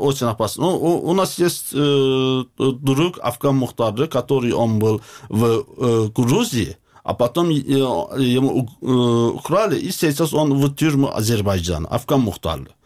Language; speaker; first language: Russian; non-native, learner; Azerbaijani